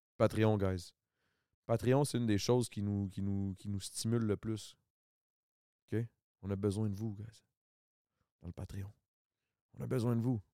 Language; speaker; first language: French; native; French